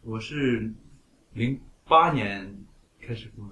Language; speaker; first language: Chinese; native; Chinese